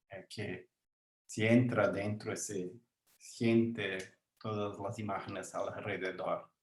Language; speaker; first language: Spanish; non-native, learner; Portuguese